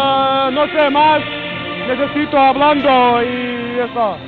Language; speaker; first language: Spanish; non-native, learner; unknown